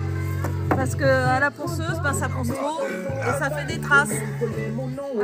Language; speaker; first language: French; native; French